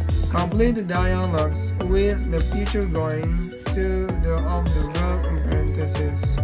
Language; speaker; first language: English; non-native, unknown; Indonesian